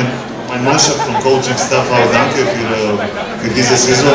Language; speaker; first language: German; non-native, learner; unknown